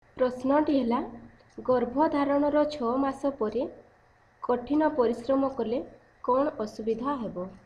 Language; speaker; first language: Odia; native; Odia